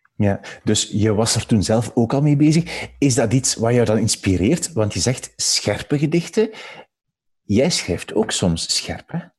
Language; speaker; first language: Dutch; native; Dutch